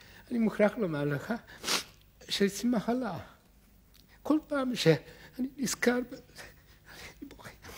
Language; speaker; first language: Hebrew; non-native, fluent; Hungarian